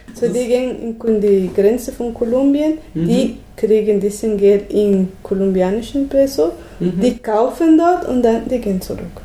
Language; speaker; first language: German; non-native, learner; Spanish